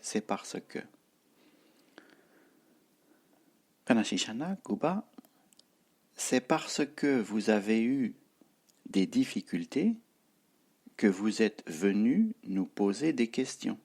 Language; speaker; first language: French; non-native, fluent; Tibetan